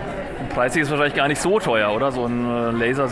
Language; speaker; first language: German; native; German